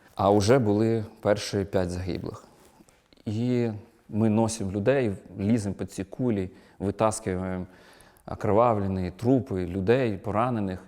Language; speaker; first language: Ukrainian; non-native, local second language; Russian